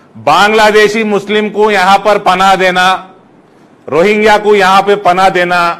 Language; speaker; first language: Hindi; non-native, local second language; Telugu